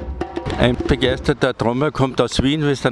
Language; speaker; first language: German; native; German